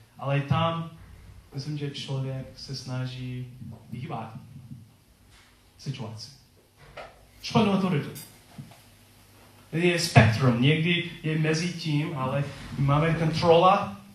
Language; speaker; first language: Czech; non-native, learner; English